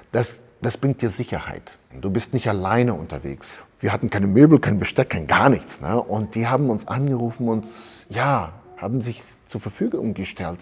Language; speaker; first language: German; early bilingual, heritage; German